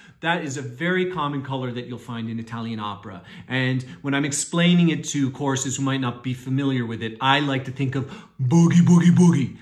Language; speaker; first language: English; native; English